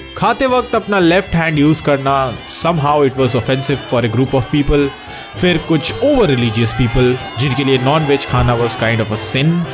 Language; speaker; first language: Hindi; non-native, local second language; Bangla